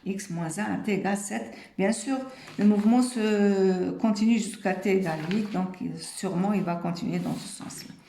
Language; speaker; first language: French; non-native, local second language; Arabic